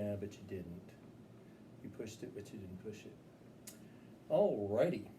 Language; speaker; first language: English; native; English